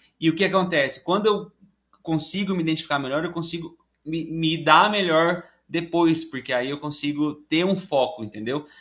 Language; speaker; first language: Portuguese; native; Portuguese